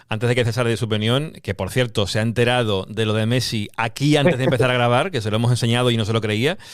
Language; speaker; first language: Spanish; native; Spanish